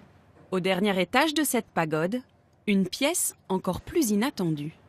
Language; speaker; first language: French; native; French